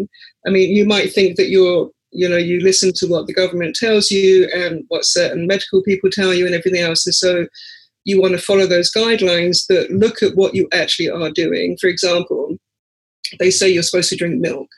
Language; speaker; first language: English; native; English